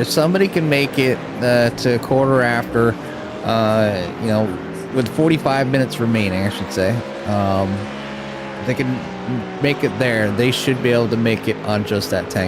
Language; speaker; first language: English; native; English